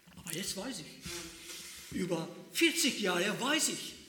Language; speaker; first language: German; non-native, learner; Turkish